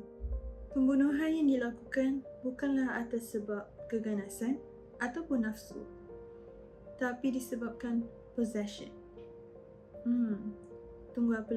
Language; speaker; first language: Malay; native; Malay